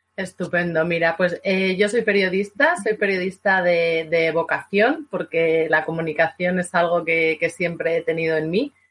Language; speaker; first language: Spanish; native; Spanish